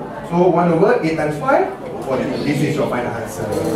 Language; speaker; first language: English; non-native, local second language; Malay